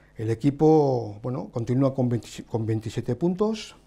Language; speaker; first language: Spanish; native; Spanish